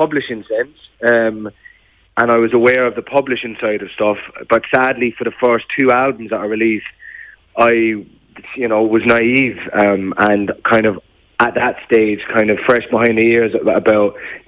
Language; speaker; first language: English; native; English